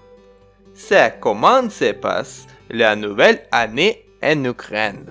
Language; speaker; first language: French; non-native, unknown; Ukrainian